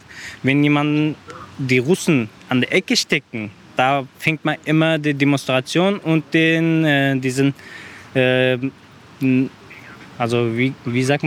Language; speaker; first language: German; non-native, learner; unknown